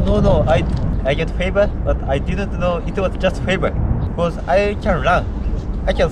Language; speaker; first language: English; non-native, learner; Japanese